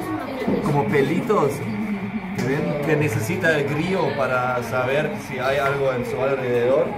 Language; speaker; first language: Spanish; non-native, fluent; German